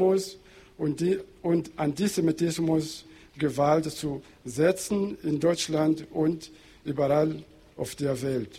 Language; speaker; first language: German; non-native, fluent; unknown